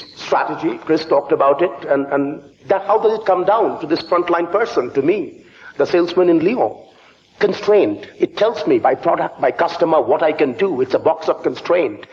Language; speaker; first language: English; non-native, local second language; Bangla